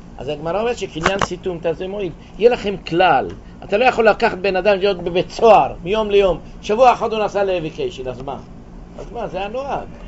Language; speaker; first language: Hebrew; native; Hebrew